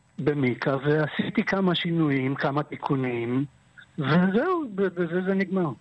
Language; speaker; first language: Hebrew; early bilingual, other home language; Polish